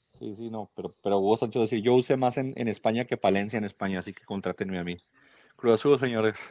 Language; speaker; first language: Spanish; native; Spanish